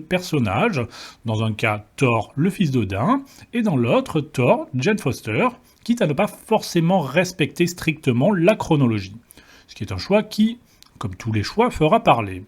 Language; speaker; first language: French; native; French